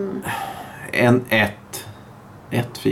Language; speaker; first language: Swedish; native; Swedish